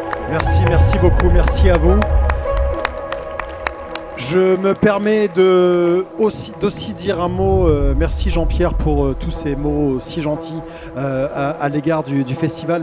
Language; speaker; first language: French; native; French